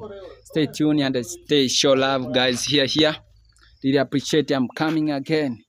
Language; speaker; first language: English; non-native, learner; Swahili